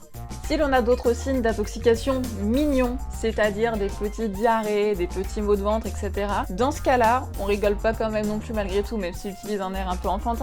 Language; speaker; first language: French; native; French